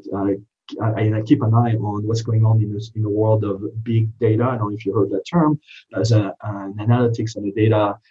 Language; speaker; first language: English; non-native, fluent; French